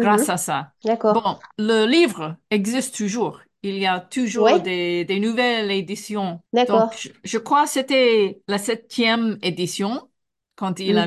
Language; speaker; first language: French; non-native, fluent; English